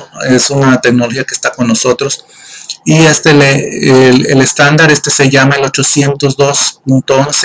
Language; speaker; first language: Spanish; native; Spanish